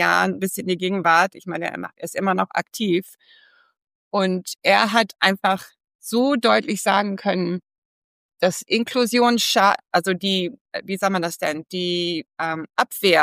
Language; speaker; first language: German; early bilingual, heritage; English